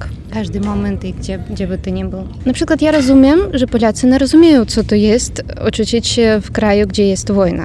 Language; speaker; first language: Polish; non-native, learner; Ukrainian